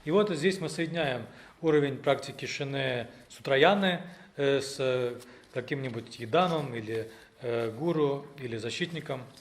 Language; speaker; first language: Russian; native; Russian